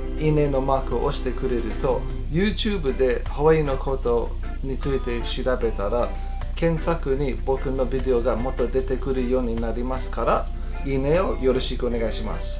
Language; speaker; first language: Japanese; non-native, fluent; English